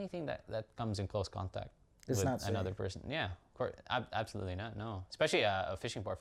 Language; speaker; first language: English; non-native, local second language; Hiligaynon